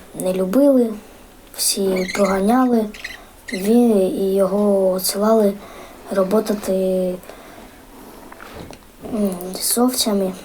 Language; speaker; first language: Ukrainian; non-native, local second language; Russian